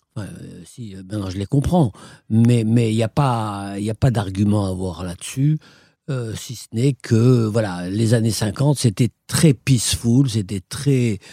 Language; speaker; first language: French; non-native, local second language; Arabic